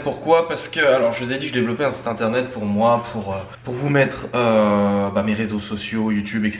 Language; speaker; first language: French; native; French